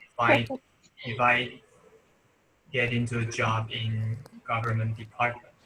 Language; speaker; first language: English; non-native, learner; Chinese